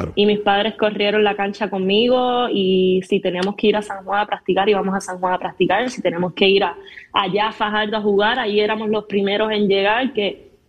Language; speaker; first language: Spanish; native; Spanish